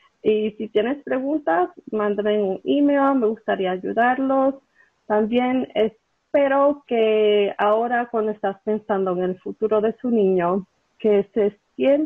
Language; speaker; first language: Spanish; early bilingual, heritage; Spanish